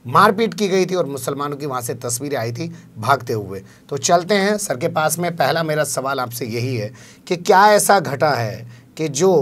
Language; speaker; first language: Urdu; native; Urdu